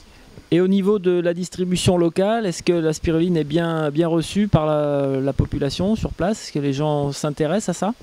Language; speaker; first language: French; native; French